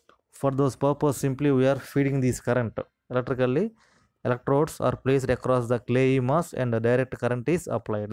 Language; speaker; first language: English; non-native, local second language; Telugu